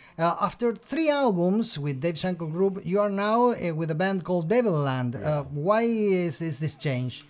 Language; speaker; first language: English; non-native, fluent; Spanish